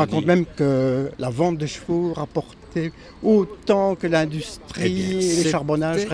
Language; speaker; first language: French; native; French